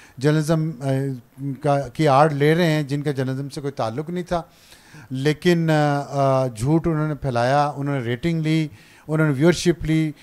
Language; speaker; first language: Urdu; non-native, local second language; Punjabi